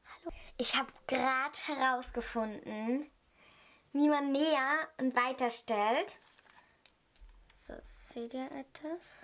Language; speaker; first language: German; native; German